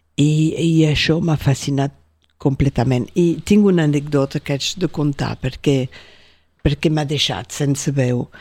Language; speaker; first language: Catalan; non-native, local second language; French